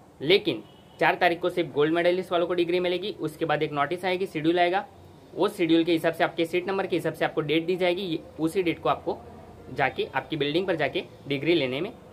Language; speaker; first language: Hindi; non-native, local second language; Gujarati